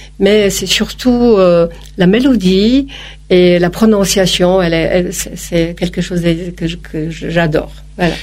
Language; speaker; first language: French; non-native, fluent; Polish